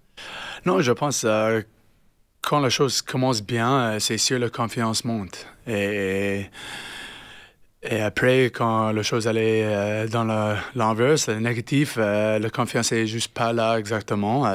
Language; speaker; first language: French; non-native, learner; English